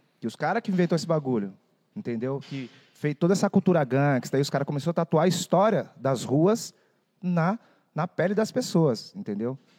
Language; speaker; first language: Portuguese; native; Portuguese